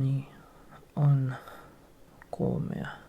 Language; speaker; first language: Finnish; non-native, learner; English